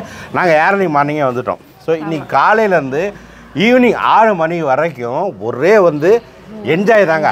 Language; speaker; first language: Tamil; native; Tamil